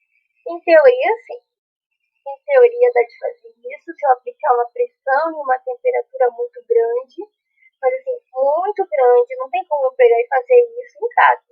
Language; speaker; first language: Portuguese; native; Portuguese